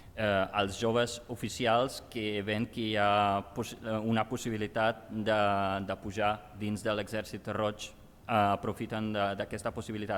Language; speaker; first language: Catalan; non-native, fluent; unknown